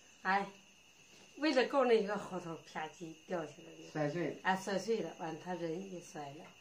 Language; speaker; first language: Chinese; native; Chinese